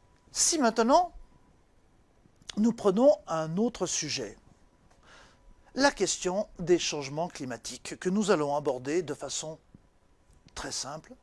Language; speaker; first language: French; native; French